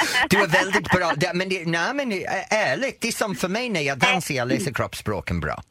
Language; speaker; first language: Swedish; non-native, fluent; English